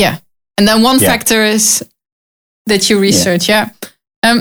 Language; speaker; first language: English; non-native, learner; Dutch